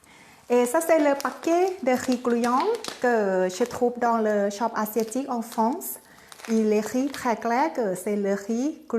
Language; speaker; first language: French; non-native, learner; Thai